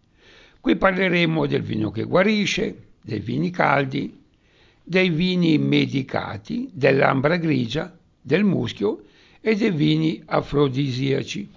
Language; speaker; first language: Italian; native; Italian